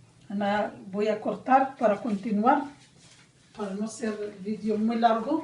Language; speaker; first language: Spanish; non-native, learner; Arabic